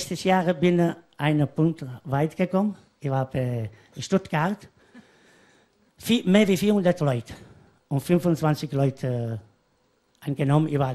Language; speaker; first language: German; non-native, learner; Italian